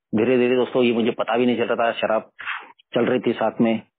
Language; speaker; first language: Hindi; non-native, local second language; Marathi